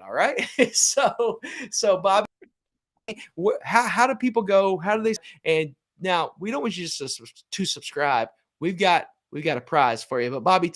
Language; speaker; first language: English; native; English